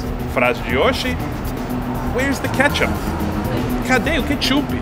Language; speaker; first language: Portuguese; non-native, fluent; English